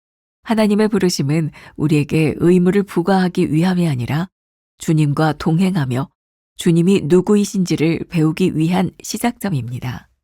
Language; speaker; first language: Korean; native; Korean